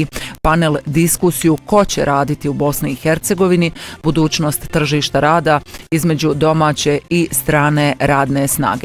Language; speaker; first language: Bosnian; native; Bosnian